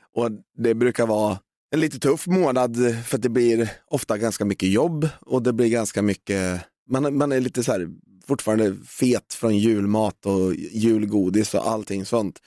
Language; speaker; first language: Swedish; native; Swedish